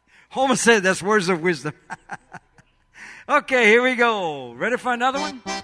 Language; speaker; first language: English; early bilingual, other home language; French